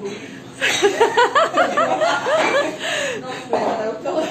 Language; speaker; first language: French; native; French